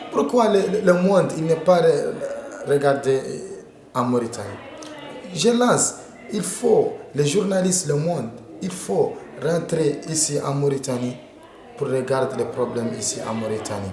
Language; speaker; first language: French; non-native, learner; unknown